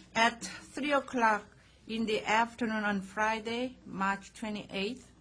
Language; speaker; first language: English; non-native, fluent; Korean